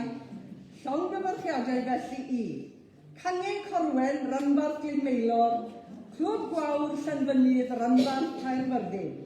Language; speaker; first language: Welsh; native; Welsh